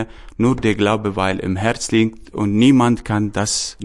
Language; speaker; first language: German; non-native, learner; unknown